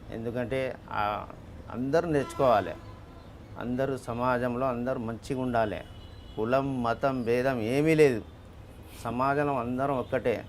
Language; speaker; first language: Telugu; non-native, local second language; Urdu